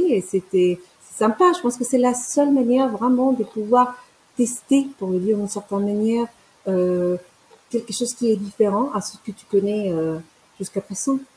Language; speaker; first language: French; non-native, fluent; Spanish